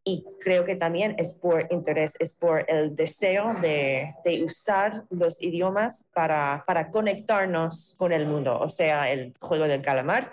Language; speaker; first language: Spanish; non-native, fluent; English